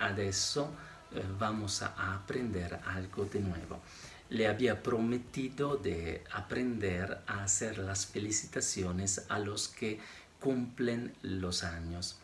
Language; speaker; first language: Spanish; non-native, fluent; Italian